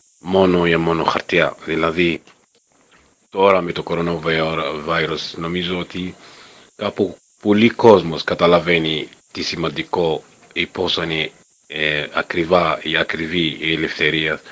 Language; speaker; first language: Greek; non-native, fluent; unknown